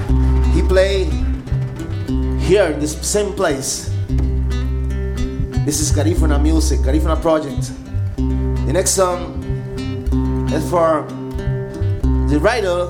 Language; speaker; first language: English; non-native, learner; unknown